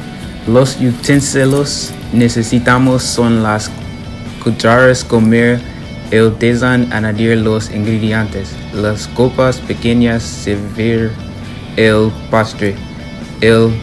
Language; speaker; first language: Spanish; non-native, learner; English